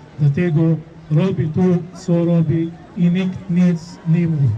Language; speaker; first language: Polish; non-native, fluent; Arabic